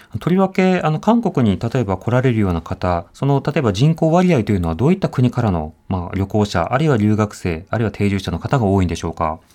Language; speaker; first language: Japanese; native; Japanese